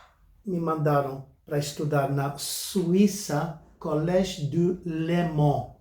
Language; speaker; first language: Portuguese; non-native, fluent; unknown